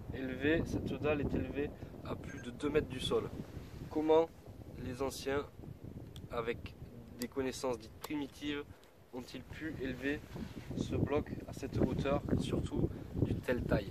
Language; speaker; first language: French; native; French